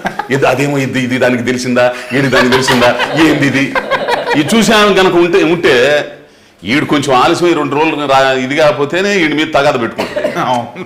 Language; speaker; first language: Telugu; native; Telugu